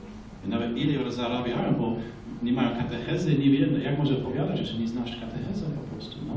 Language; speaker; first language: Polish; non-native, fluent; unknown